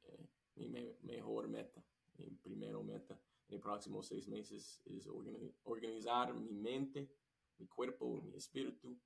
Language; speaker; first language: Spanish; non-native, learner; English